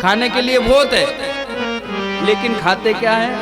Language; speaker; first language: Hindi; native; Hindi